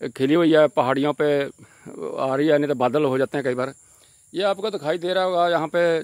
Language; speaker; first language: Hindi; non-native, local second language; Punjabi